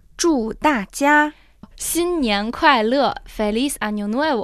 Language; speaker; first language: Spanish; non-native, fluent; Chinese